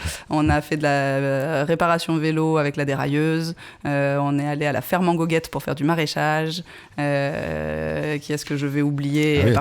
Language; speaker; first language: French; native; French